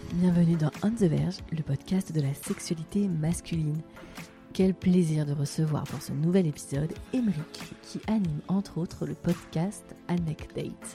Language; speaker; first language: French; native; French